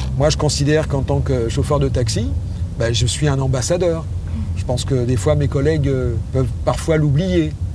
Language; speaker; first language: French; native; French